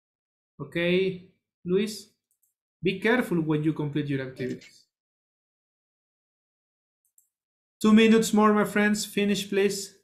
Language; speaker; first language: English; non-native, learner; Spanish